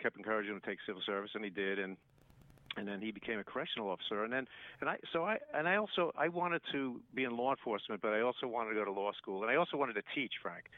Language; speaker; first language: English; native; English